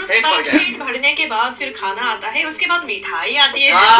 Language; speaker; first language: Hindi; non-native, fluent; Japanese